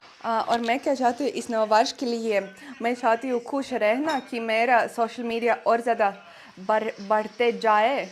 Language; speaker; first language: Hindi; non-native, fluent; Russian